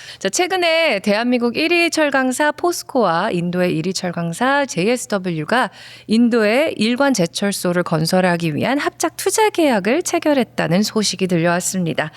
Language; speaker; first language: Korean; native; Korean